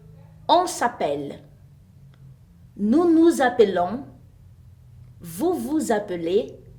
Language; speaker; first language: French; non-native, fluent; Portuguese